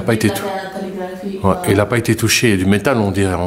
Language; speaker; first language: French; native; French